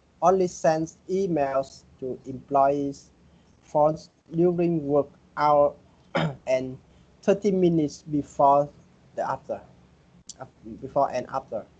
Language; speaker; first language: English; non-native, learner; Vietnamese